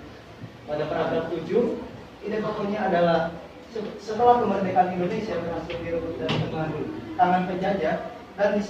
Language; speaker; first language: Indonesian; native; Indonesian